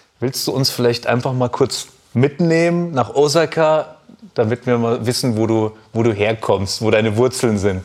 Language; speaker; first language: German; native; German